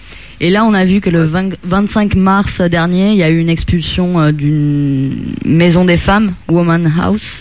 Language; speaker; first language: French; non-native, fluent; Italian